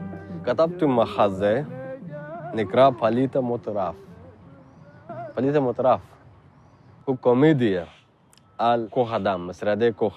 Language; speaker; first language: Hebrew; non-native, learner; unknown